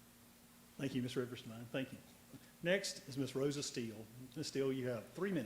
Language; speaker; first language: English; native; English